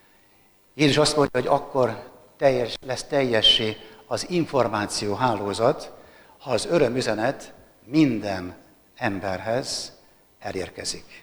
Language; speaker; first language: Hungarian; native; Hungarian